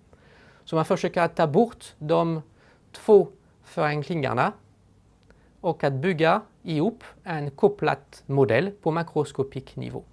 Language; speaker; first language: Swedish; non-native, fluent; French